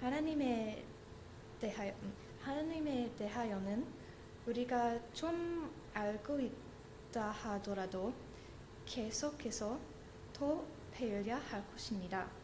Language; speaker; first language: Korean; non-native, learner; English